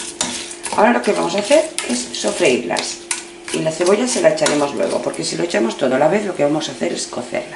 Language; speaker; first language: Spanish; native; Spanish